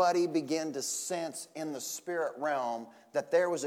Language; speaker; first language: English; native; English